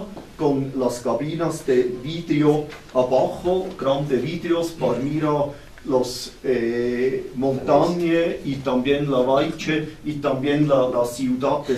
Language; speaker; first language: Spanish; non-native, learner; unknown